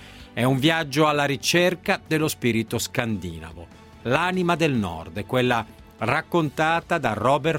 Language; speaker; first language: Italian; native; Italian